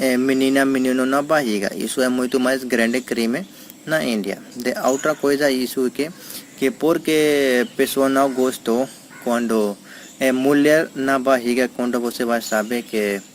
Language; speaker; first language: Portuguese; non-native, learner; Hindi